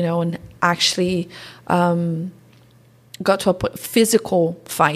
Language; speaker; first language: English; early bilingual, other home language; Portuguese